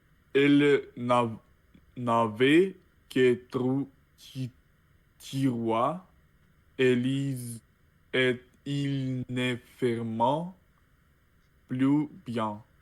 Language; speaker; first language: French; non-native, learner; Russian